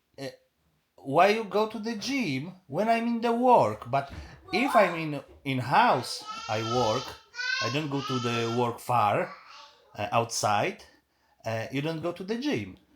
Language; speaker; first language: English; non-native, learner; Polish